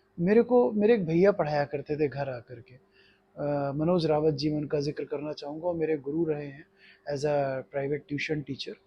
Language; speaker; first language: Hindi; native; Hindi